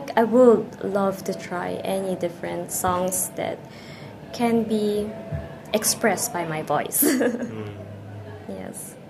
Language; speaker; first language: English; non-native, local second language; Filipino